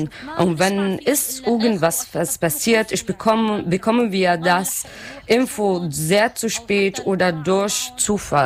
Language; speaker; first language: German; non-native, learner; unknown